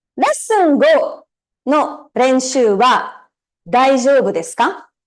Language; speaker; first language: Japanese; non-native, fluent; Tamil